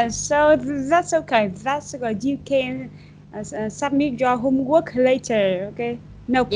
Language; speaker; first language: English; non-native, fluent; Vietnamese